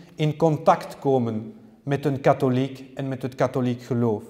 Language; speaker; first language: Dutch; non-native, learner; French